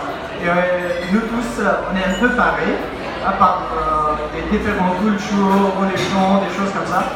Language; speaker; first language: French; non-native, learner; Pashto